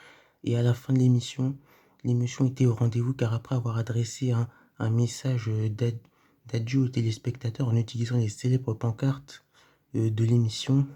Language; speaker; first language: French; native; French